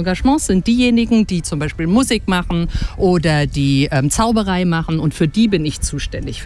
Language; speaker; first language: German; native; German